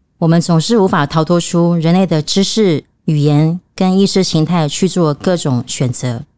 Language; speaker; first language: Chinese; native; Chinese